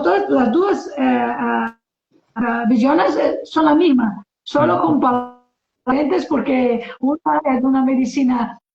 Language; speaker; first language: Spanish; non-native, learner; Portuguese